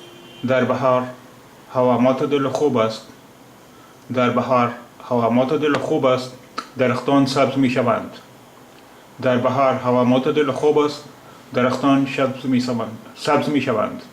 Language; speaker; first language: Persian; non-native, fluent; Urdu